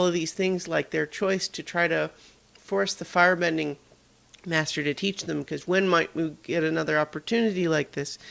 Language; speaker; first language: English; native; English